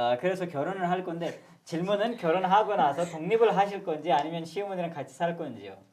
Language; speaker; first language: Korean; non-native, fluent; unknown